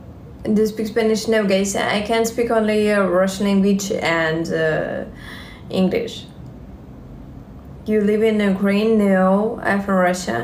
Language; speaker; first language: English; non-native, learner; Russian